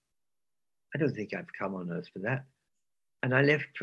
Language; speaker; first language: English; native; English